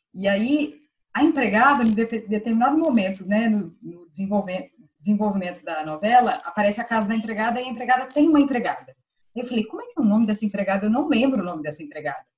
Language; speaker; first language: Portuguese; native; Portuguese